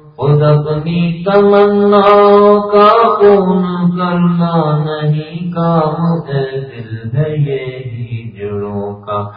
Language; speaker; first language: Urdu; native; Urdu